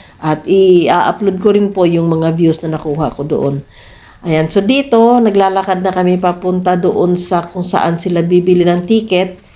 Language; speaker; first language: Filipino; non-native, local second language; Cebuano